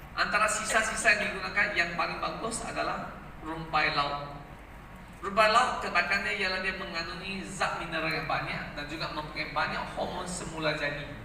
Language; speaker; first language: Malay; native; Malay